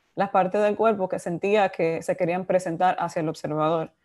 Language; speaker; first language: Spanish; native; Spanish